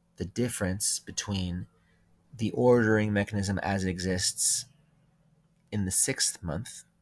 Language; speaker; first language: English; native; English